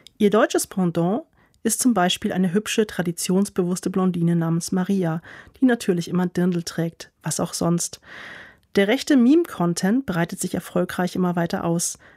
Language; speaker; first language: German; native; German